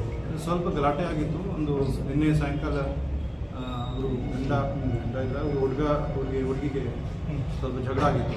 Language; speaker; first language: Kannada; non-native, learner; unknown